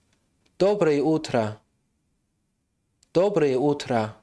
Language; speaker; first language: Russian; non-native, fluent; Tajik